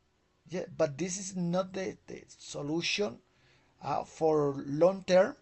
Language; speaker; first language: English; non-native, learner; Spanish